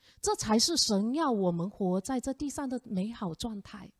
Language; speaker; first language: Chinese; native; Chinese